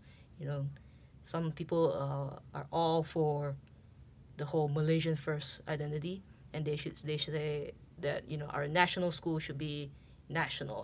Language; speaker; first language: English; non-native, local second language; Chinese